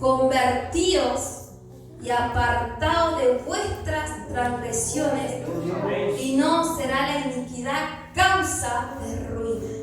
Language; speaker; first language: Spanish; native; Spanish